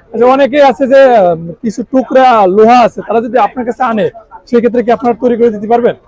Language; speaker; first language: Bangla; native; Bangla